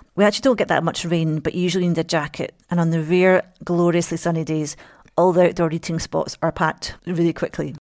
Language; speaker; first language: English; native; English